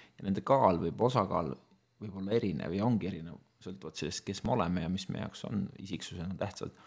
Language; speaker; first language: Estonian; native; Estonian